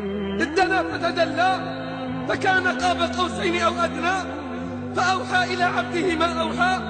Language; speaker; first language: Arabic; native; Arabic